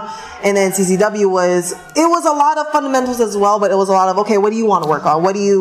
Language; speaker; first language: English; native; English